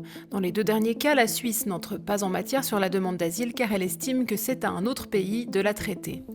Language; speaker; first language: French; native; French